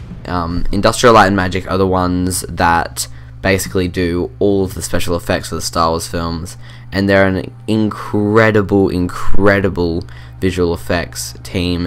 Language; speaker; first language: English; native; English